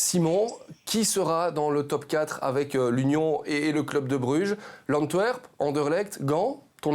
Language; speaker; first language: French; native; French